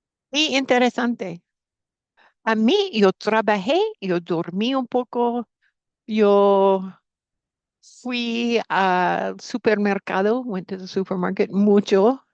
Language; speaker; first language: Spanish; non-native, fluent; English